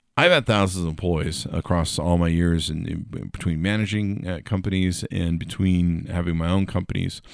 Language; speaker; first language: English; native; English